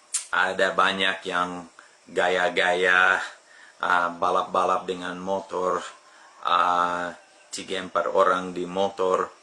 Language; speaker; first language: Indonesian; non-native, fluent; English